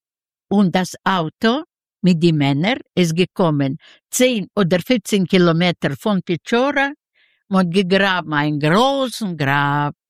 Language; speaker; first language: German; non-native, fluent; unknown